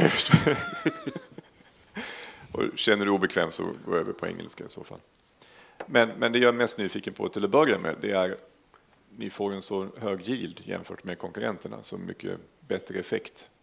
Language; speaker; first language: Swedish; native; Swedish